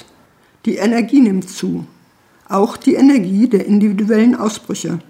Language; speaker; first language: German; native; German